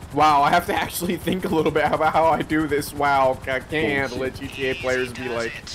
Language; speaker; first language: English; native; English